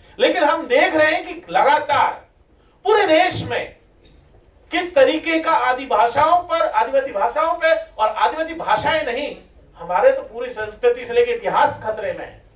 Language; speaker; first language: Hindi; non-native, local second language; Rajasthani